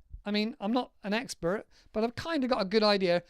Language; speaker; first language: English; native; English